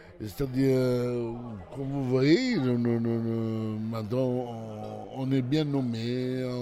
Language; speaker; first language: French; non-native, local second language; Arabic